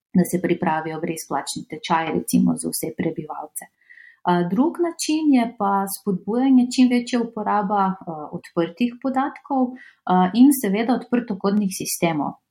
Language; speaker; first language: Slovenian; non-native, fluent; Macedonian